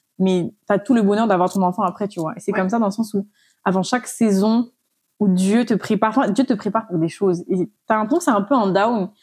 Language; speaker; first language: French; non-native, local second language; Malagasy